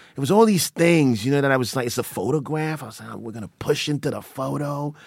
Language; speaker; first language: English; non-native, local second language; Akan